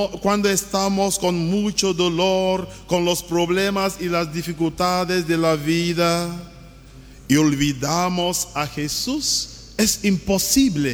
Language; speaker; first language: Spanish; non-native, learner; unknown